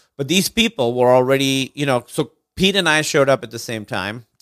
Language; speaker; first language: English; non-native, local second language; Urdu